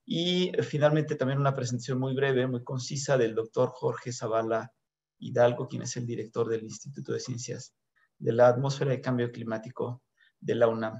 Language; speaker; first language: Spanish; native; Spanish